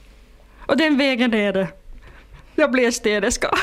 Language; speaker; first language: Swedish; non-native, fluent; Finnish